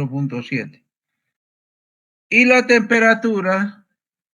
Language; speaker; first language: Spanish; native; Spanish